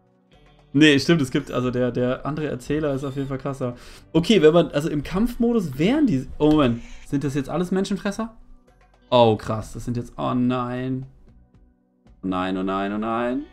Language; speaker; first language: German; native; German